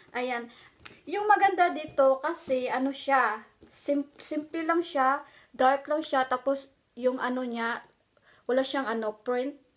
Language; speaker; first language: Filipino; non-native, local second language; Cebuano